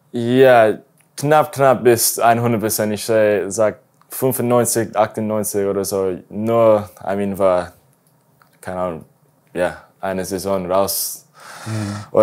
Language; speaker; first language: German; non-native, learner; English